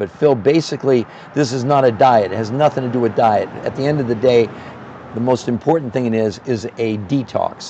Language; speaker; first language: English; native; English